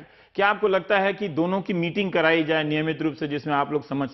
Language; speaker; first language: Hindi; native; Hindi